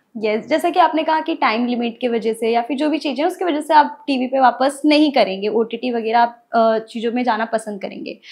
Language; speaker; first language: Hindi; native; Hindi